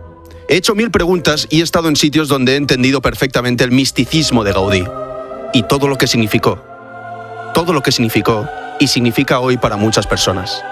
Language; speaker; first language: Spanish; native; Spanish